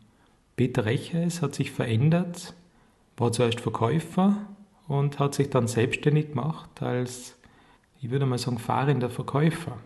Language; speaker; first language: German; native; German